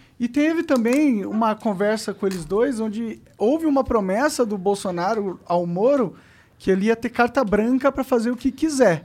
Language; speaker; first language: Portuguese; native; Portuguese